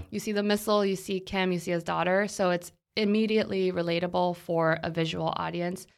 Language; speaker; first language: English; non-native, fluent; Korean